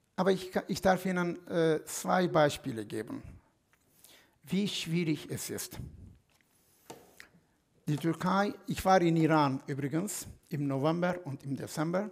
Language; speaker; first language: German; non-native, fluent; Turkish